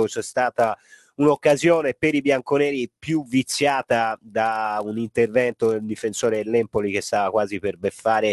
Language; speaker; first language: Italian; native; Italian